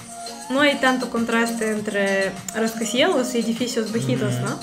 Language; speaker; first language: Spanish; non-native, learner; Russian